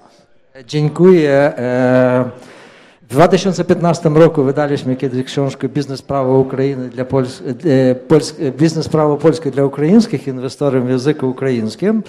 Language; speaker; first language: Polish; non-native, fluent; Ukrainian